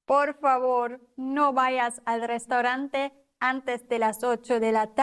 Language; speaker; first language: Spanish; non-native, fluent; German